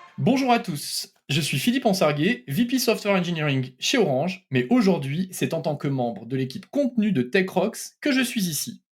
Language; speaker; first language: French; native; French